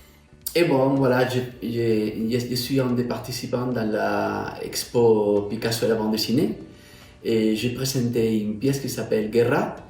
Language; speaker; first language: French; non-native, fluent; Spanish